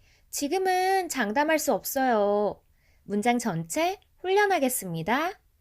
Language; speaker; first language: Korean; native; Korean